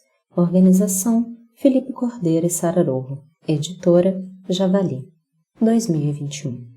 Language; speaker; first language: Portuguese; native; Portuguese